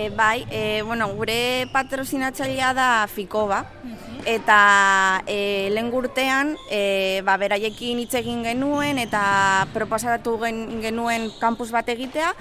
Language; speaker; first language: Basque; non-native, local second language; Spanish